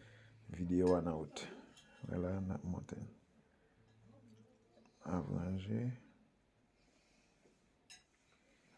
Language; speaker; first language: French; non-native, local second language; Haitian Creole